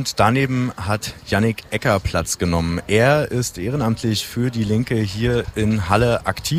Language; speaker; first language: German; native; German